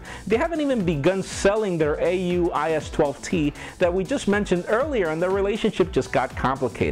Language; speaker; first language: English; non-native, local second language; Spanish